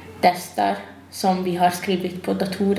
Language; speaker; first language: Swedish; non-native, fluent; Hungarian